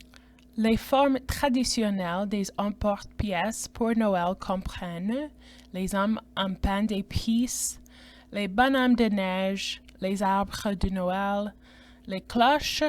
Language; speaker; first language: French; non-native, fluent; English